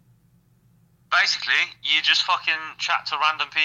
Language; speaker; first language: English; native; English